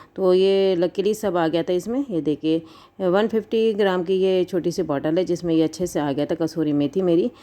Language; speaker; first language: Urdu; native; Urdu